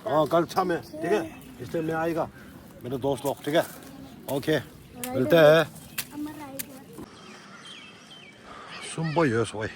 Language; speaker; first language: Hindi; non-native, local second language; Tibetan